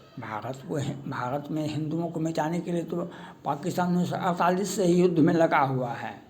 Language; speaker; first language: Hindi; native; Hindi